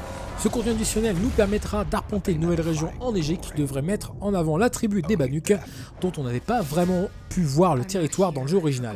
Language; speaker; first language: French; native; French